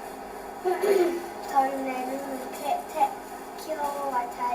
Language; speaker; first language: Japanese; non-native, learner; Vietnamese